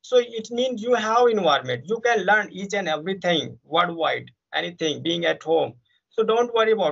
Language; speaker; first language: English; non-native, fluent; Hindi